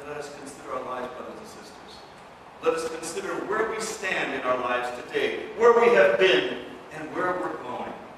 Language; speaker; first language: English; early bilingual, other home language; Russian